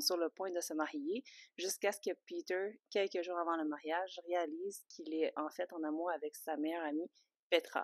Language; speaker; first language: French; native; French